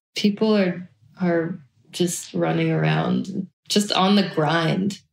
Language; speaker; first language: English; native; English